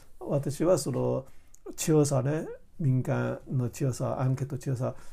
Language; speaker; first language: Japanese; non-native, fluent; Chinese